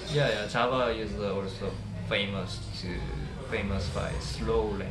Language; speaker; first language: English; non-native, learner; Korean